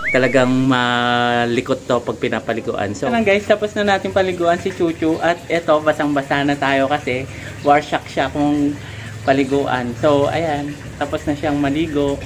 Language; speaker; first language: Filipino; non-native, local second language; Iloko